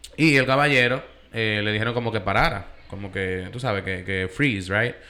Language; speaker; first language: Spanish; early bilingual, heritage; Spanish